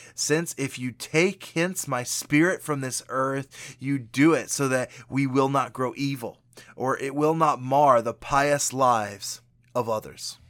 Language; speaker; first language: English; native; English